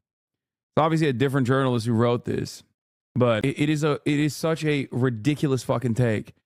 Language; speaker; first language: English; native; English